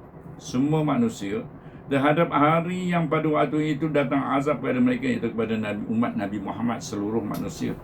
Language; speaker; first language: Malay; native; Malay